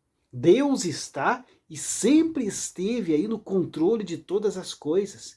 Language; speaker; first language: Portuguese; native; Portuguese